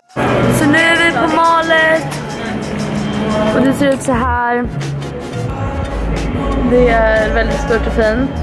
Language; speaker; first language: Swedish; native; Swedish